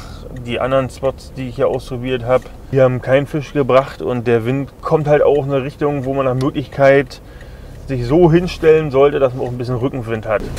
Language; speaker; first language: German; native; German